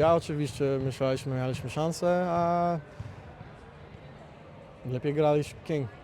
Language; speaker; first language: Polish; non-native, learner; English